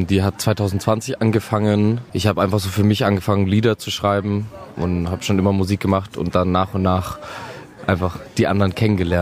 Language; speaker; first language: German; native; German